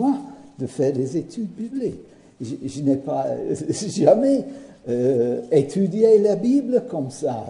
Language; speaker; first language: French; non-native, learner; English